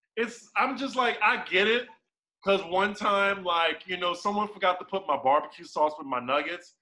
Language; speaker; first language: English; native; English